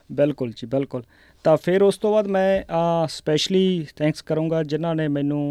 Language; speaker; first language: Punjabi; native; Punjabi